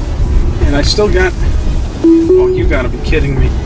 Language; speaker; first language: English; native; English